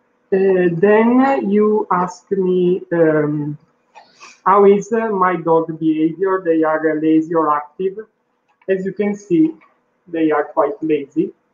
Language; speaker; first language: English; non-native, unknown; Italian